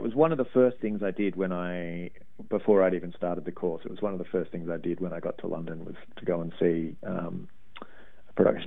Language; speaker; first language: English; native; English